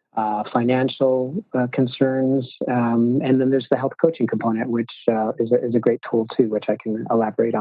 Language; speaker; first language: English; native; English